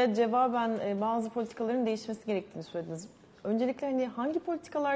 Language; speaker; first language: Turkish; native; Turkish